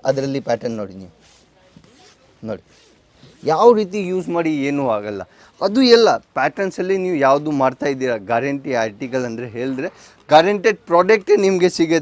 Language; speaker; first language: Kannada; non-native, local second language; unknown